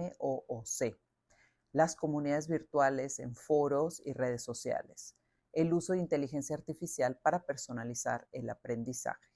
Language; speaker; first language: Spanish; native; Spanish